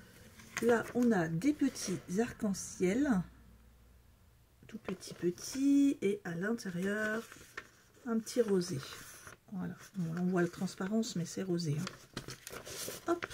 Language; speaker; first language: French; native; French